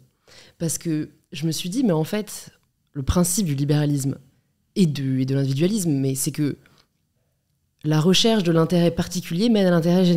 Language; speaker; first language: French; native; French